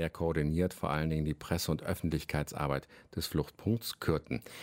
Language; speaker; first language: German; native; German